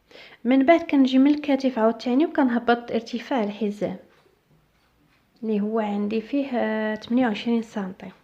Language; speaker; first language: Arabic; native; Arabic